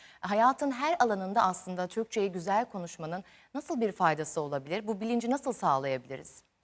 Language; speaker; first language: Turkish; native; Turkish